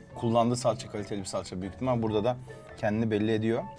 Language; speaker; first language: Turkish; native; Turkish